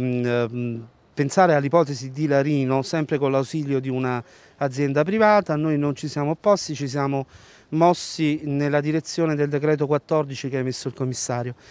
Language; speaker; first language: Italian; native; Italian